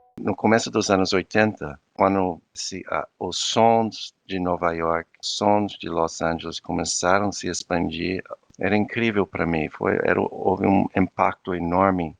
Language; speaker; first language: Portuguese; non-native, fluent; English